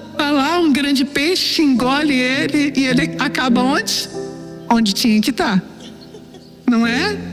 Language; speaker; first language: Portuguese; native; Portuguese